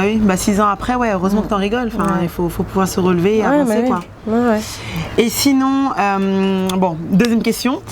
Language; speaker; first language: French; native; French